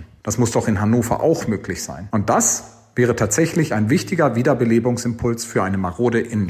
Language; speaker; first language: German; native; German